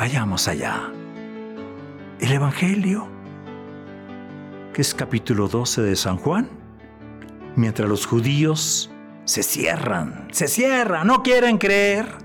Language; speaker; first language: Spanish; native; Spanish